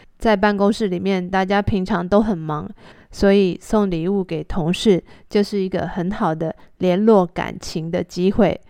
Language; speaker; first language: Chinese; native; Chinese